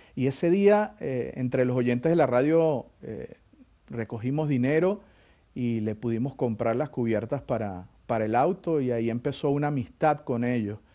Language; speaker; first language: Spanish; native; Spanish